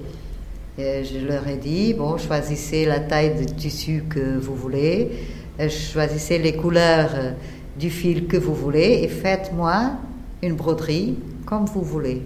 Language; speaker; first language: French; non-native, fluent; Portuguese